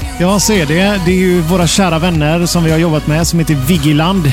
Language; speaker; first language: Swedish; native; Swedish